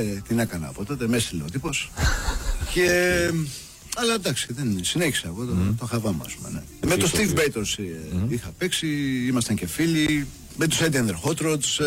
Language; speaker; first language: Greek; non-native, local second language; English